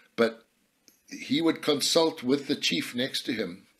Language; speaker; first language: English; native; English